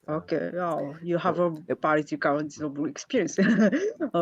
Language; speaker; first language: English; non-native, learner; Japanese